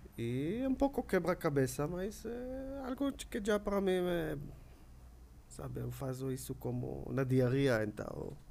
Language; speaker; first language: Portuguese; non-native, learner; Hebrew